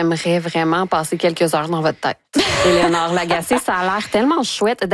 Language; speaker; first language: French; native; French